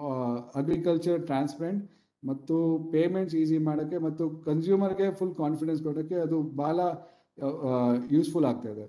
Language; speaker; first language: Kannada; non-native, local second language; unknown